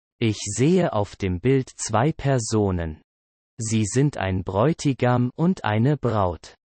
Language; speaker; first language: German; non-native, learner; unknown